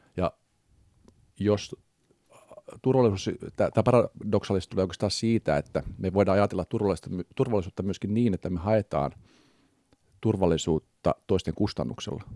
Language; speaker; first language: Finnish; native; Finnish